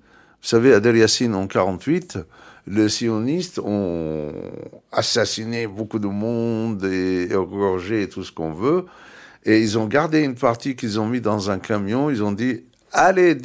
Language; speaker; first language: French; non-native, fluent; Arabic